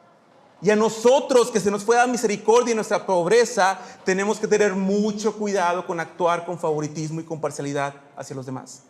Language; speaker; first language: Spanish; native; Spanish